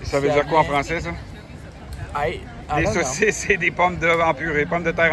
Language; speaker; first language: French; native; French